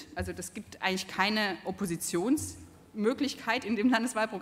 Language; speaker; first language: German; native; German